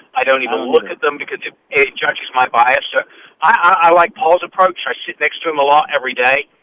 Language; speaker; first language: English; native; English